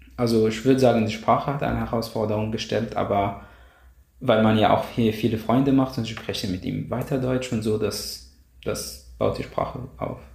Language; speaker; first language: German; non-native, fluent; Arabic